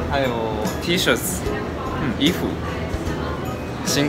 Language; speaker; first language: Chinese; non-native, fluent; Japanese